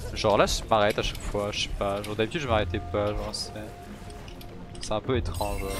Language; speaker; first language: French; native; French